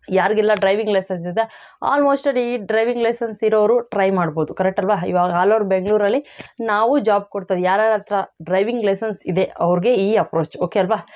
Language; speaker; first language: Kannada; native; Kannada